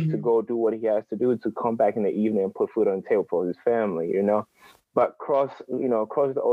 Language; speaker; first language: English; non-native, local second language; Akan